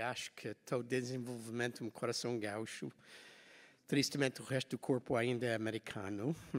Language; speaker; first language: Portuguese; non-native, fluent; English